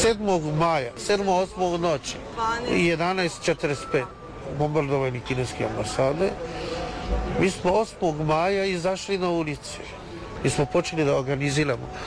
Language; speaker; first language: Serbian; non-native, learner; Chinese